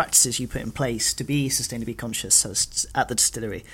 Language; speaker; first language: English; native; English